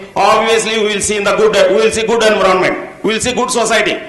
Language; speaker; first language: English; non-native, local second language; Telugu